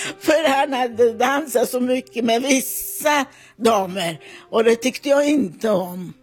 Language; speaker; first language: Swedish; non-native, fluent; Italian